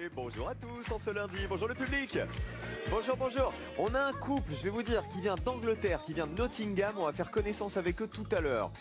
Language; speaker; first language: French; native; French